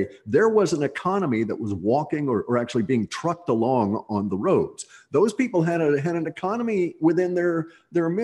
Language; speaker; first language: English; native; English